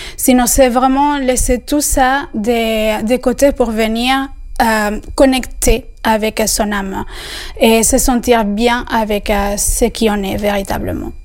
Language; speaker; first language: French; non-native, fluent; Spanish